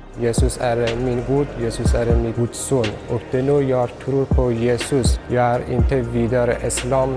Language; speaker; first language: Swedish; non-native, learner; Persian